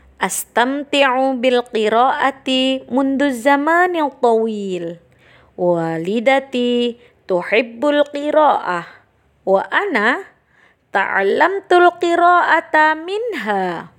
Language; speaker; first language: Arabic; non-native, learner; Indonesian